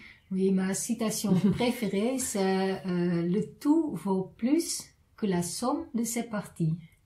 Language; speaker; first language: French; non-native, fluent; Dutch